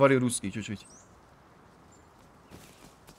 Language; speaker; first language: Russian; non-native, learner; Slovak